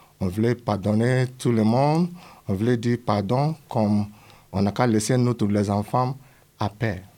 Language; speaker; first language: French; non-native, learner; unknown